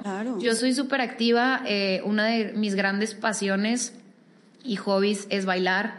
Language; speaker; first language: Spanish; native; Spanish